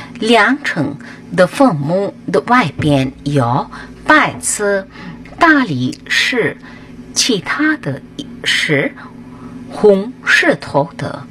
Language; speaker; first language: Chinese; non-native, fluent; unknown